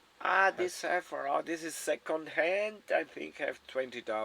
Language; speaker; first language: English; non-native, learner; German